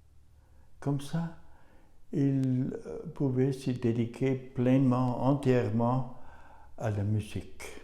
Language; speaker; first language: French; non-native, learner; German